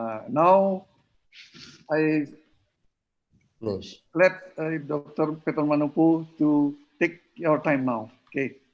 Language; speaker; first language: English; non-native, learner; Indonesian